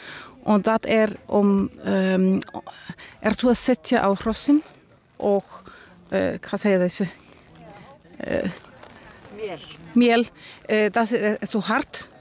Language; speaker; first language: Icelandic; non-native, learner; Danish